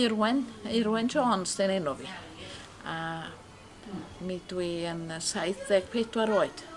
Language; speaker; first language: Welsh; native; Welsh